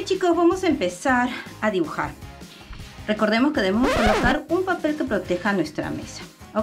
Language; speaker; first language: Spanish; native; Spanish